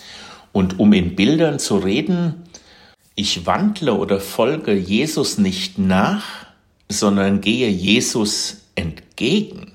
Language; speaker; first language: German; native; German